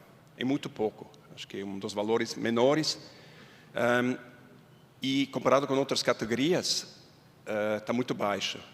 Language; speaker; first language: Portuguese; non-native, fluent; Swiss German